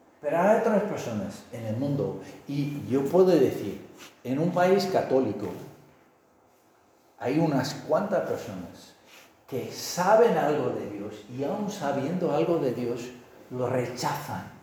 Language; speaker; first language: Spanish; non-native, fluent; English